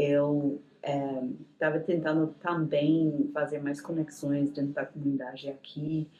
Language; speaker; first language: Portuguese; non-native, fluent; English